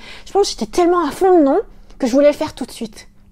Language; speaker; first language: French; native; French